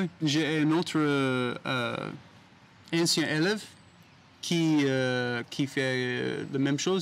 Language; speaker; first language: French; non-native, learner; English